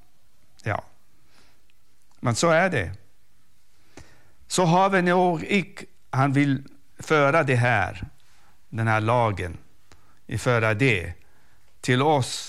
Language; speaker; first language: Swedish; non-native, fluent; Arabic